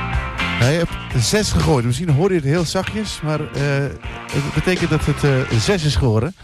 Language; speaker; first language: Dutch; native; Dutch